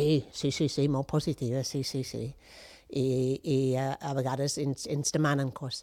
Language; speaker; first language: Catalan; non-native, fluent; English